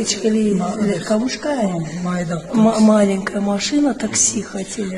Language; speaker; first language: Russian; non-native, learner; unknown